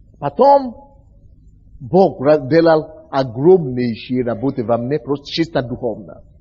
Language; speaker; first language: Russian; non-native, fluent; Yoruba